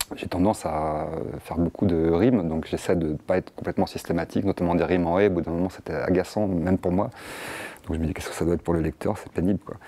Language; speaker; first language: French; native; French